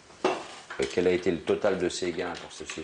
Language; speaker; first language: French; native; French